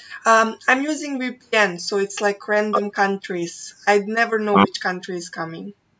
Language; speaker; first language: English; non-native, fluent; Bosnian